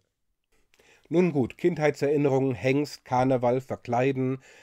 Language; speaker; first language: German; native; German